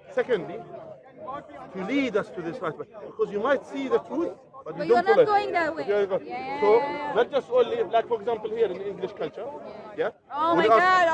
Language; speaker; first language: English; non-native, fluent; Arabic